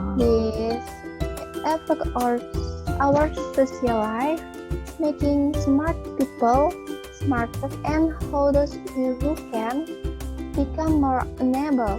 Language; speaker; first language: English; non-native, learner; Indonesian